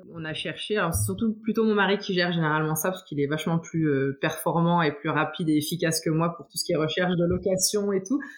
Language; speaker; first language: French; native; French